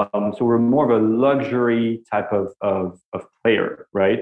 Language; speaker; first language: English; non-native, fluent; French